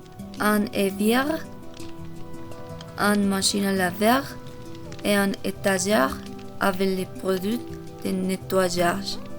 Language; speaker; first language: French; non-native, learner; Korean